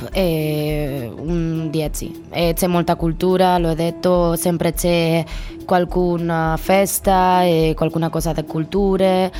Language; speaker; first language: Italian; non-native, learner; Spanish